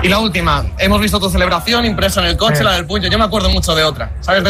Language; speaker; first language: Spanish; native; Spanish